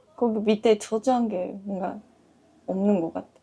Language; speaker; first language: Korean; non-native, fluent; Japanese